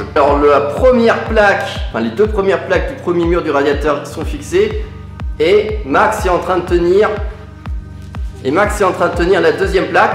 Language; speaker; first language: French; native; French